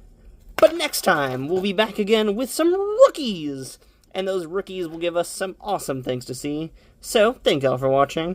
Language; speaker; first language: English; native; English